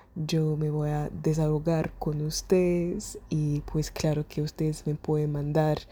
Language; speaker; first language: Spanish; non-native, fluent; German